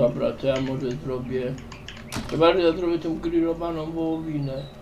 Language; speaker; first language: Polish; native; Polish